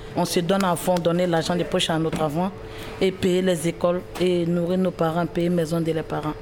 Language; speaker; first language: French; non-native, local second language; Bambara